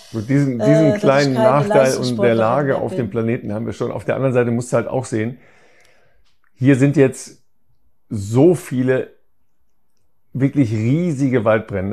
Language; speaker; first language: German; native; German